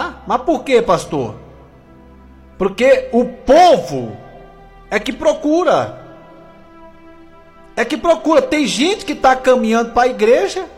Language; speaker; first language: Portuguese; native; Portuguese